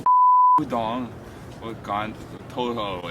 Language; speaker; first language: Chinese; non-native, learner; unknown